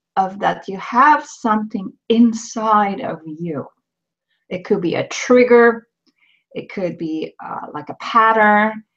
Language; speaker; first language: English; non-native, fluent; Swedish